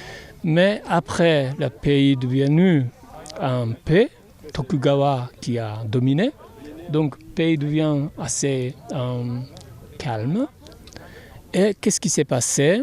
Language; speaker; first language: French; non-native, fluent; Japanese